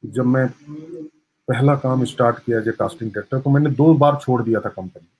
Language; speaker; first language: Hindi; native; Hindi